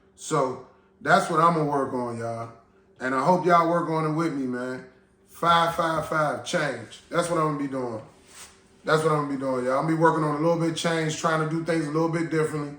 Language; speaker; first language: English; native; English